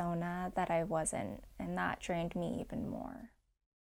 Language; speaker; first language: English; native; English